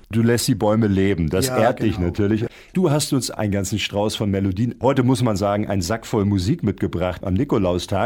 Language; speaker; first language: German; native; German